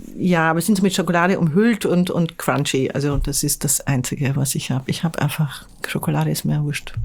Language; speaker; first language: German; native; German